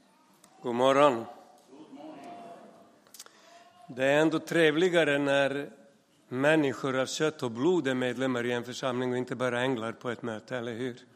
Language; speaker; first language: Swedish; non-native, fluent; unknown